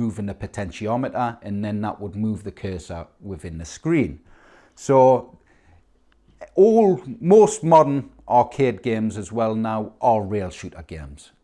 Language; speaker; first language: English; native; English